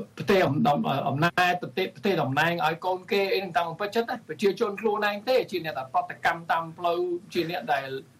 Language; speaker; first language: Khmer; early bilingual, heritage; Khmer